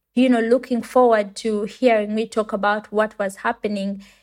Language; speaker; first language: English; non-native, local second language; Ganda